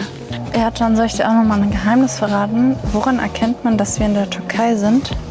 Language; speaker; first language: German; native; German